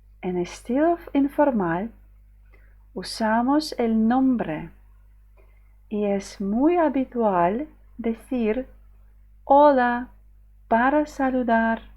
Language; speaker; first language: Spanish; non-native, fluent; Ukrainian